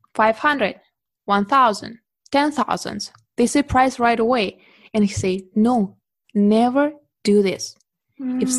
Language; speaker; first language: English; non-native, fluent; Russian